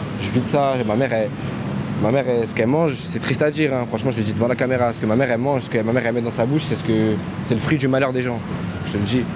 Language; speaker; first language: French; native; French